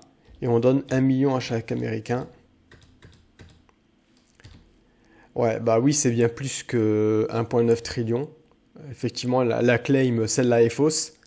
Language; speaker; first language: French; native; French